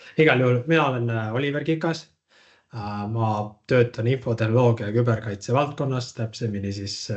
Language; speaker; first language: Estonian; native; Estonian